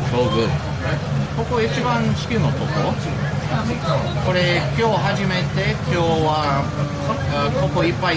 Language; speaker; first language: Japanese; non-native, learner; English